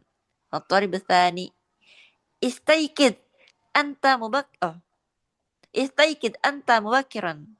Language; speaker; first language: Arabic; non-native, learner; Indonesian